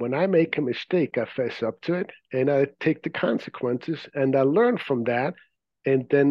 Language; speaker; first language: English; non-native, fluent; Swiss German